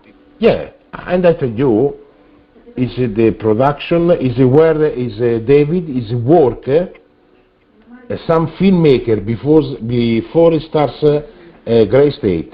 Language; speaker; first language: English; non-native, learner; Italian